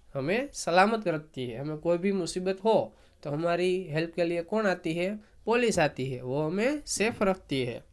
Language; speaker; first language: Hindi; non-native, local second language; Gujarati